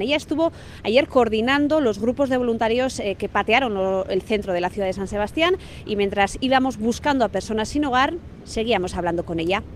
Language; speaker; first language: Spanish; native; Spanish